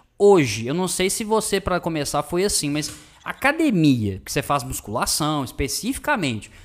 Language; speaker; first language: Portuguese; native; Portuguese